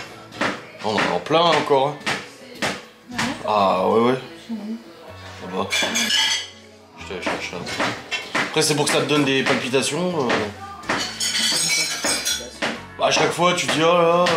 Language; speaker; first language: French; native; French